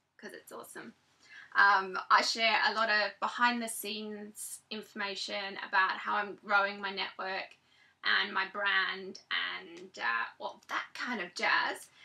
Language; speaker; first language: English; native; English